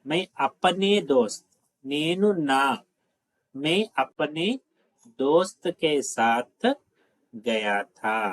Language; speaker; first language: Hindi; non-native, local second language; Telugu